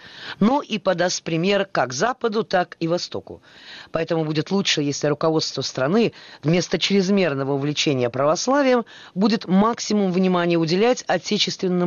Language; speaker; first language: Russian; native; Russian